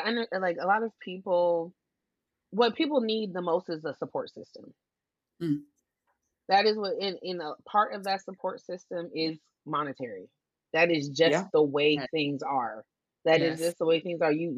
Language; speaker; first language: English; native; English